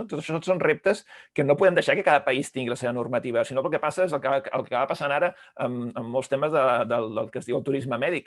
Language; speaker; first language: Catalan; native; Catalan